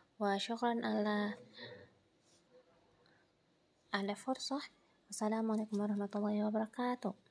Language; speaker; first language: Arabic; non-native, learner; Indonesian